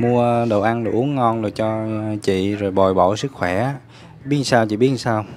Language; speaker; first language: Vietnamese; native; Vietnamese